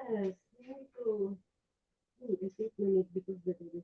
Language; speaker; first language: English; non-native, learner; Filipino